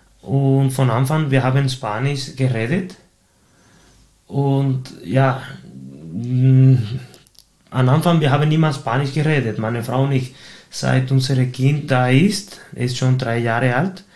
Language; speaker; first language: German; non-native, fluent; Spanish